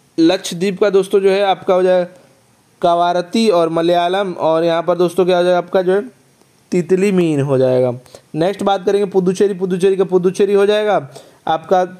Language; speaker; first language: Hindi; native; Hindi